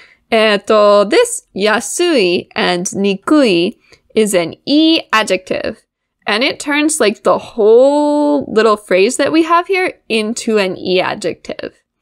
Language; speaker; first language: English; native; English